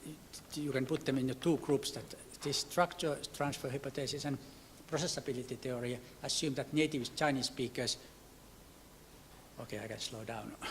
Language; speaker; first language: English; non-native, fluent; Finnish